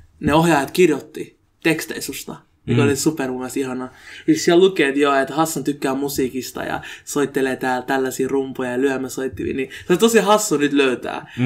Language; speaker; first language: Finnish; early bilingual, other home language; Somali